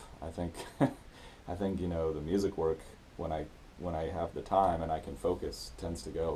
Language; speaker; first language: English; native; English